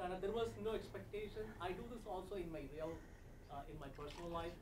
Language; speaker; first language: English; non-native, fluent; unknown